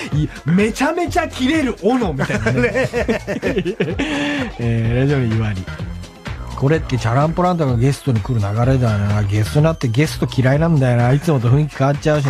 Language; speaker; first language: Japanese; native; Japanese